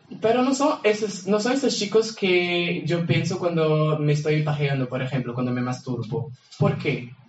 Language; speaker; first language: Spanish; non-native, fluent; Portuguese